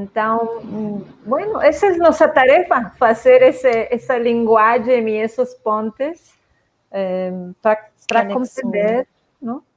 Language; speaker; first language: Portuguese; non-native, fluent; Spanish